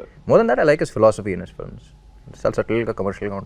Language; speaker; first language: Telugu; native; Telugu